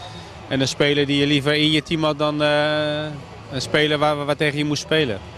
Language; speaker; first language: Dutch; native; Dutch